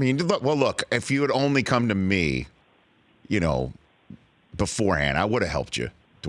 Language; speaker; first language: English; native; English